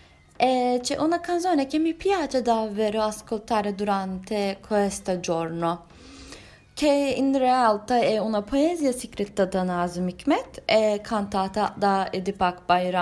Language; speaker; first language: Italian; non-native, learner; Turkish